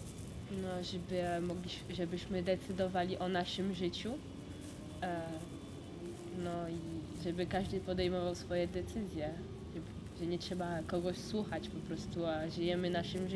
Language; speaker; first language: Polish; early bilingual, heritage; Polish